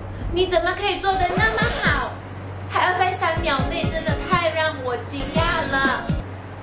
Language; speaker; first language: Chinese; native; Chinese